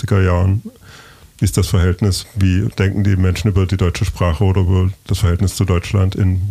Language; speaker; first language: German; native; German